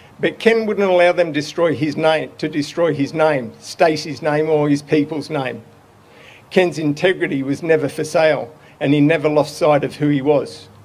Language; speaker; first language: English; native; English